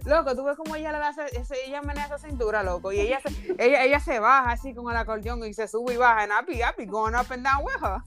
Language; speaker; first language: Spanish; early bilingual, heritage; Spanish